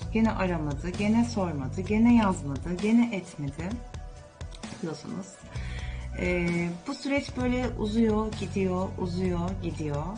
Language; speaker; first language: Turkish; native; Turkish